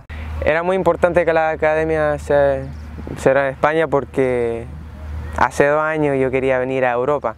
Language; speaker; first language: Spanish; early bilingual, heritage; Spanish